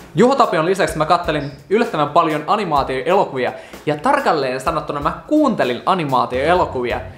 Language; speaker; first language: Finnish; non-native, fluent; Russian